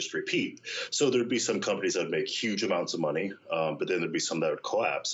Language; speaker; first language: English; native; English